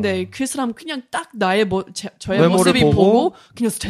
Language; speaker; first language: Korean; non-native, learner; English